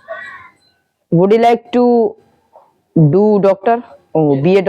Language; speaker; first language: English; non-native, learner; Hindi